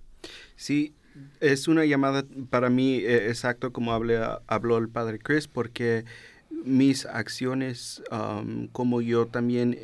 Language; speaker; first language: Spanish; early bilingual, heritage; Spanish